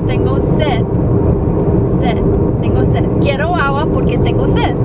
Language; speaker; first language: Spanish; early bilingual, heritage; Spanish